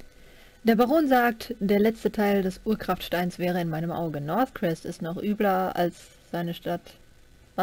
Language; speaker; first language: German; native; German